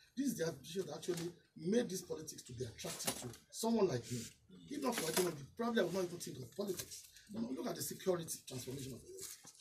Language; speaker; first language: English; non-native, local second language; Yoruba